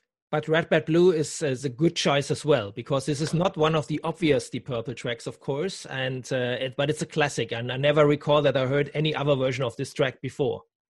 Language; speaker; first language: English; non-native, fluent; German